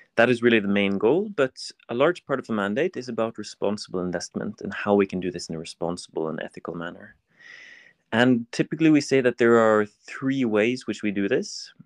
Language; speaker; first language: English; non-native, fluent; Norwegian